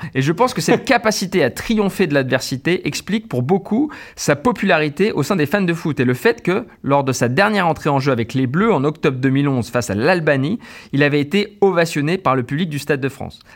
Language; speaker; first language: French; native; French